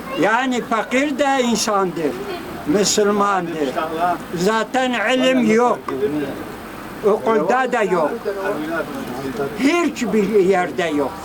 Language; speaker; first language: Turkish; non-native, local second language; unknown